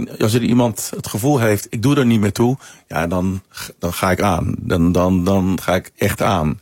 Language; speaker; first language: Dutch; early bilingual, other home language; Sranan Tongo